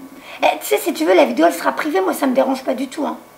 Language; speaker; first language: French; native; French